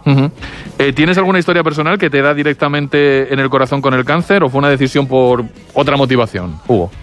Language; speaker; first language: Spanish; native; Spanish